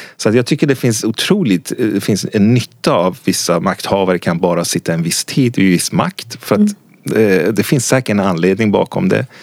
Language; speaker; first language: Swedish; non-native, fluent; Persian